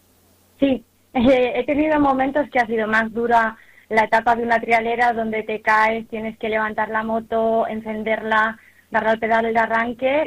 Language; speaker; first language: Spanish; native; Spanish